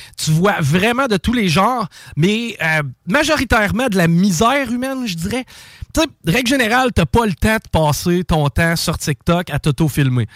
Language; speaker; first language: French; native; French